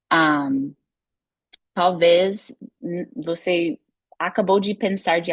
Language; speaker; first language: Portuguese; non-native, fluent; English